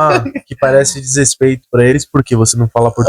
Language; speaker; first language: Portuguese; non-native, fluent; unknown